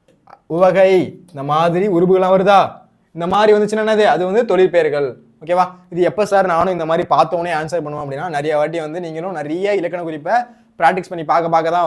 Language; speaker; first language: Tamil; native; Tamil